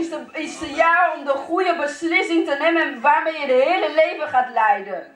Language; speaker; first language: Dutch; non-native, learner; Lingala